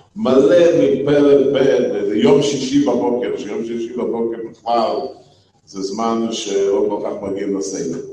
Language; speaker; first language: Hebrew; non-native, fluent; English